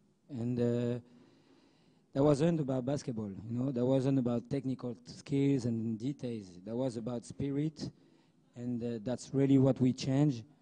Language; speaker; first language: English; non-native, fluent; French